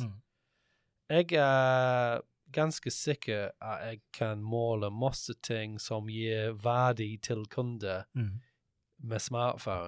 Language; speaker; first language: Norwegian; non-native, learner; English